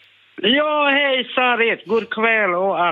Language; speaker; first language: Swedish; non-native, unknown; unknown